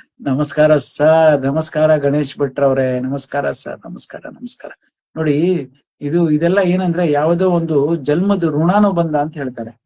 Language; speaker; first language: Kannada; non-native, local second language; Konkani